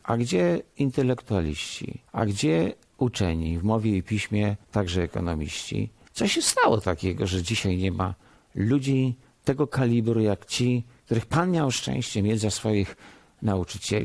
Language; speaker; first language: Polish; native; Polish